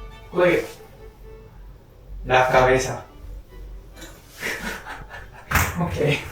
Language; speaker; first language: Spanish; non-native, fluent; Korean